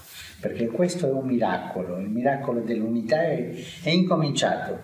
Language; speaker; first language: Italian; non-native, fluent; Spanish